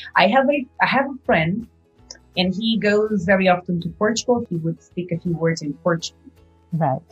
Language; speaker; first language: English; non-native, fluent; Portuguese